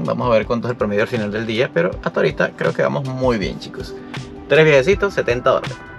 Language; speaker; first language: Spanish; native; Spanish